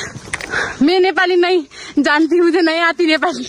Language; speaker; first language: Nepali; native; Nepali